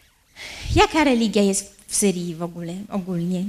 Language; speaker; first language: Polish; early bilingual, heritage; Arabic